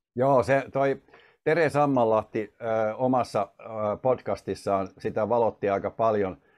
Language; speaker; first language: Finnish; native; Finnish